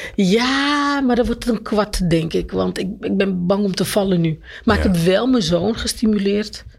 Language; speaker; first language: Dutch; native; Dutch